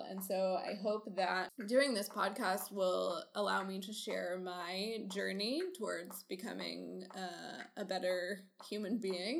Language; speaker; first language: English; native; English